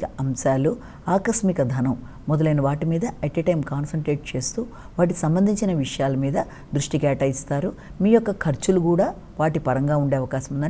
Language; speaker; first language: Telugu; native; Telugu